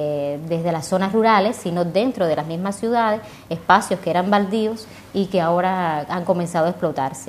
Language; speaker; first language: Spanish; native; Spanish